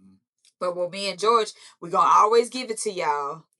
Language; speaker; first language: English; native; English